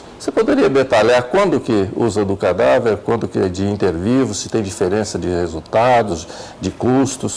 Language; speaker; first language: Portuguese; native; Portuguese